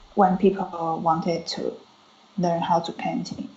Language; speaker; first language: English; non-native, learner; Chinese